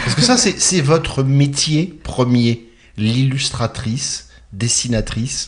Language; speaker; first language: French; native; French